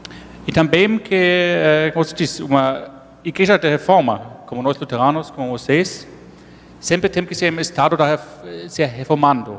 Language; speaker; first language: Portuguese; non-native, fluent; German